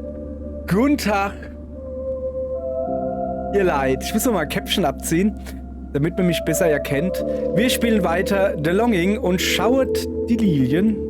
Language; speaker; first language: German; native; German